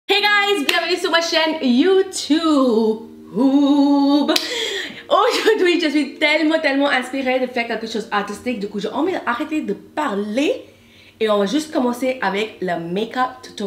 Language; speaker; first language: French; non-native, fluent; Hindi